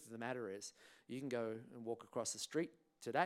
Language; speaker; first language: English; native; English